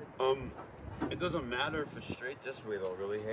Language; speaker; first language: English; native; English